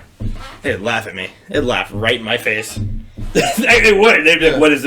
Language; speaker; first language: English; native; English